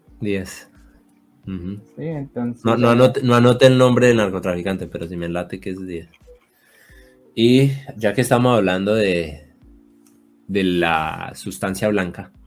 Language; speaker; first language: Spanish; native; Spanish